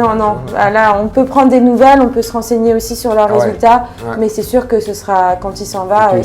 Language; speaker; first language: French; native; French